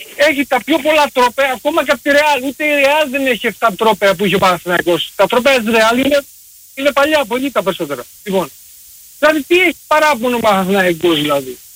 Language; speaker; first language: Greek; early bilingual, heritage; Greek